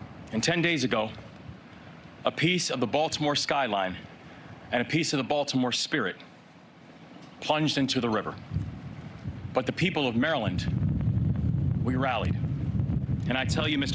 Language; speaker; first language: English; native; English